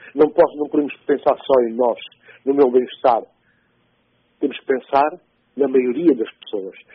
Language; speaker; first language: Portuguese; non-native, local second language; Upper Guinea Crioulo